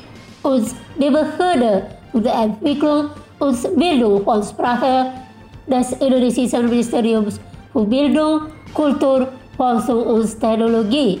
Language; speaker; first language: German; non-native, learner; Indonesian